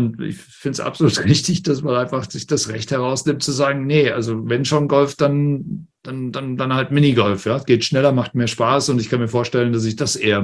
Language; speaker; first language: German; native; German